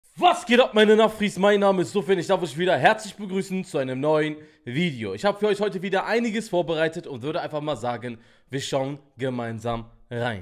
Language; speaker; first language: German; native; German